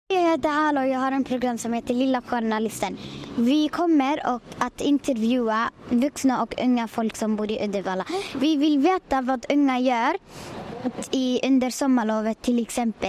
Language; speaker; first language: Swedish; non-native, learner; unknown